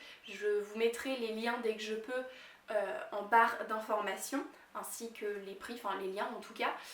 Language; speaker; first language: French; native; French